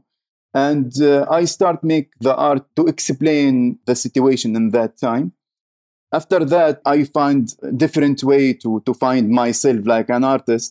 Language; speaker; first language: English; non-native, learner; Arabic